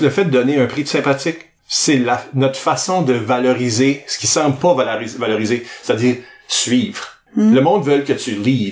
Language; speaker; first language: French; native; French